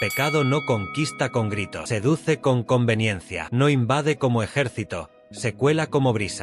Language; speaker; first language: Spanish; native; Spanish